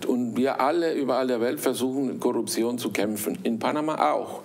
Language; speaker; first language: German; early bilingual, heritage; German